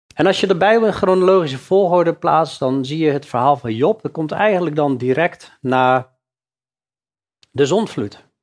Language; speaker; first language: Dutch; native; Dutch